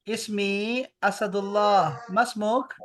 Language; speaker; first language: Arabic; non-native, fluent; Urdu